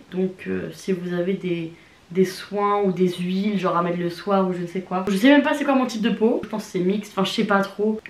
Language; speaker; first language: French; native; French